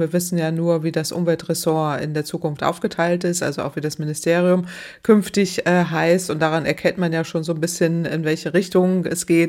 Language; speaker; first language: German; native; German